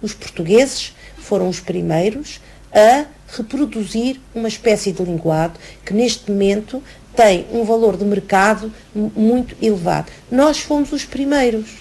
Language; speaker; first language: Portuguese; native; Portuguese